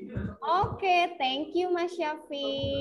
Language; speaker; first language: English; non-native, fluent; Indonesian